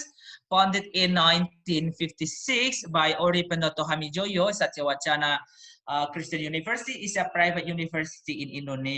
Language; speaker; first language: English; non-native, fluent; Indonesian